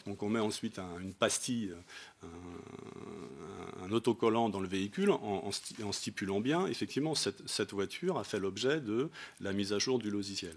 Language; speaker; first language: French; native; French